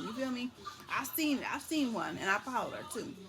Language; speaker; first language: English; native; English